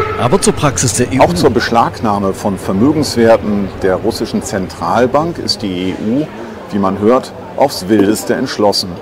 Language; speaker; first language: German; native; German